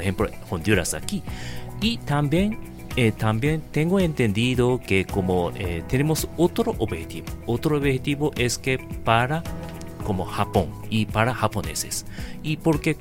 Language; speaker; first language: Spanish; non-native, learner; Japanese